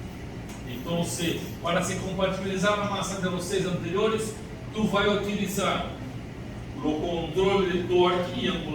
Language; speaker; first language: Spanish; non-native, learner; Portuguese